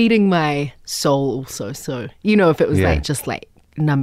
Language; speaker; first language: English; native; English